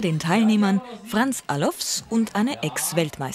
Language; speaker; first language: German; native; German